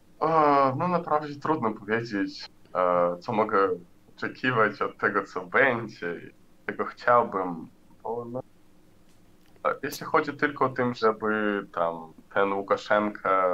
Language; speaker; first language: Polish; non-native, learner; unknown